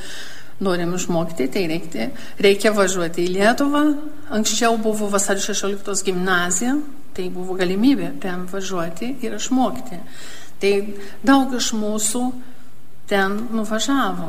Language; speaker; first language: Lithuanian; early bilingual, heritage; Lithuanian